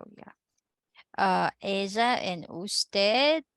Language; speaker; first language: Spanish; non-native, fluent; Filipino